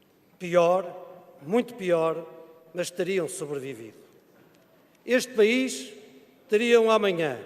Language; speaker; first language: Portuguese; native; Portuguese